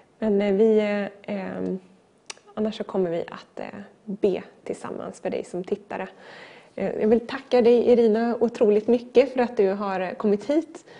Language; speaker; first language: Swedish; native; Swedish